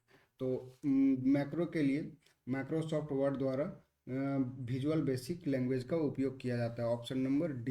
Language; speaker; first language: Hindi; native; Hindi